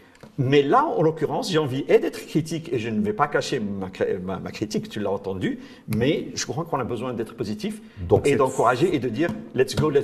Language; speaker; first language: French; non-native, local second language; Arabic